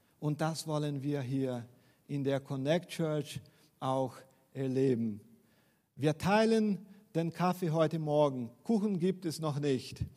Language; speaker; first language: German; non-native, fluent; Portuguese